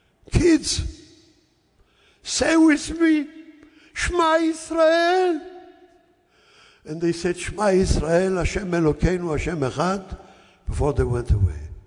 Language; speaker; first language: English; non-native, fluent; Yiddish